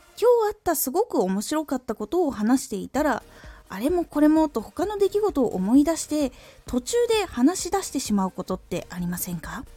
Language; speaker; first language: Japanese; native; Japanese